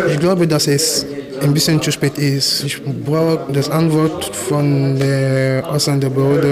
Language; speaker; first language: German; non-native, fluent; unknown